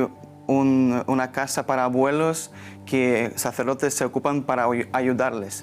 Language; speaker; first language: Spanish; non-native, learner; Ukrainian